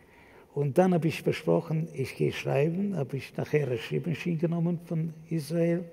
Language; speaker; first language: German; non-native, fluent; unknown